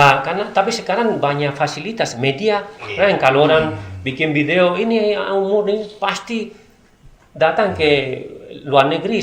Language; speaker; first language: Indonesian; non-native, learner; Spanish